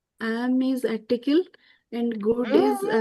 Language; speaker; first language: English; non-native, learner; Hindi